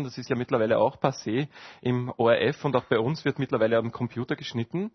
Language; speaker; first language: German; native; German